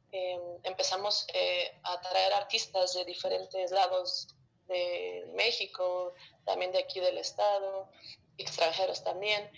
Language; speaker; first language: Spanish; early bilingual, other home language; Russian